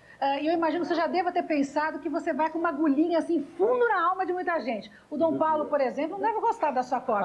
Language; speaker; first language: Portuguese; native; Portuguese